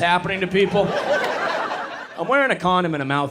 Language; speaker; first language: English; native; English